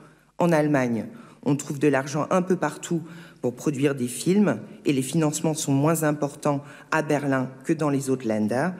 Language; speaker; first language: French; native; French